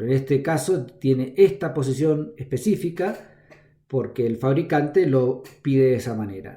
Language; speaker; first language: Spanish; native; Spanish